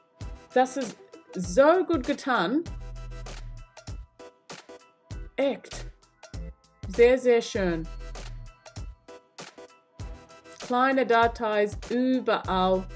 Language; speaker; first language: German; non-native, learner; English